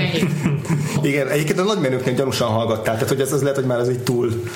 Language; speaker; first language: Hungarian; native; Hungarian